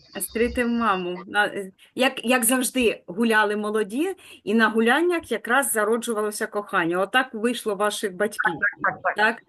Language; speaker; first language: Ukrainian; native; Ukrainian